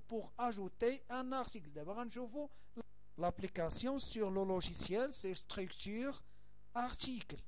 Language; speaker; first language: French; non-native, local second language; Arabic